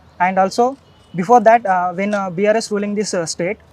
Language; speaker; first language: English; non-native, local second language; Telugu